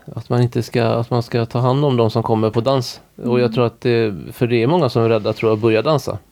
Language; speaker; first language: Swedish; native; Swedish